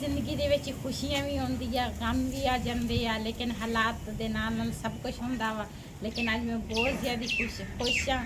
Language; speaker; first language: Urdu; non-native, local second language; Punjabi